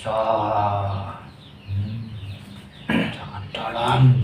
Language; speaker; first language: Indonesian; non-native, local second language; Javanese